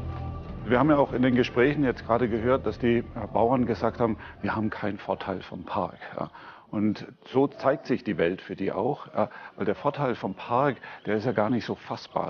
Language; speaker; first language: German; native; German